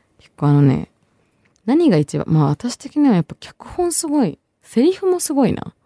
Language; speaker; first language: Japanese; early bilingual, other home language; Bangla